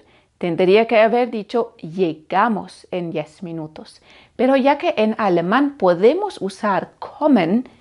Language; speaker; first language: Spanish; non-native, fluent; German